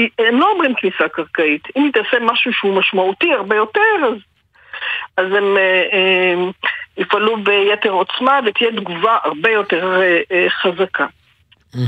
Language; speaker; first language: Hebrew; native; Hebrew